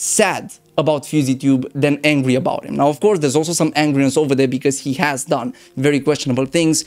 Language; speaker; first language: English; non-native, fluent; Romanian